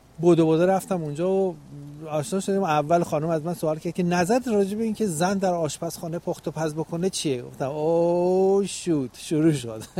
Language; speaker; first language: Persian; native; Persian